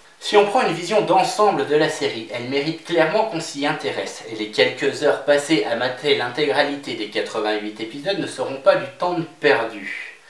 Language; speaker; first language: French; native; French